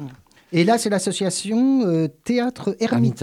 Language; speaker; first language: French; native; French